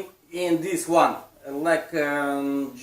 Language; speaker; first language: English; non-native, learner; Russian